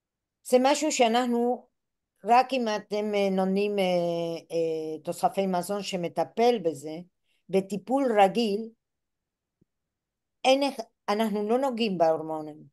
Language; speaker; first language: Hebrew; non-native, fluent; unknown